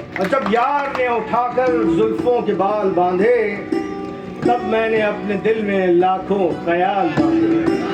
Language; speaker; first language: Urdu; native; Urdu